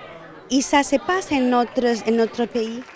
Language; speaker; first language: French; non-native, learner; Spanish